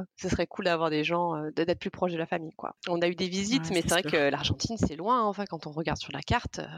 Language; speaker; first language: French; native; French